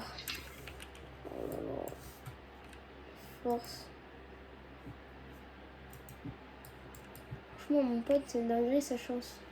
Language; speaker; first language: French; native; French